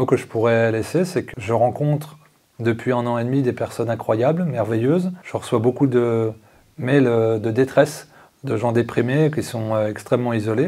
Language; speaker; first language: French; native; French